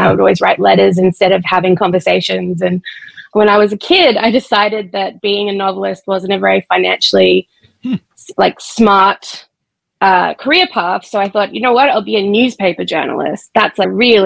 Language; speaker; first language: English; native; English